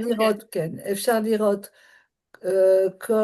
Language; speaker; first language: Hebrew; non-native, learner; French